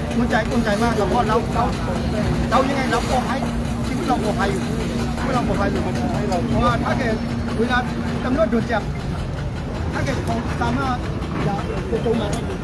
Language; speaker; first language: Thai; non-native, fluent; Burmese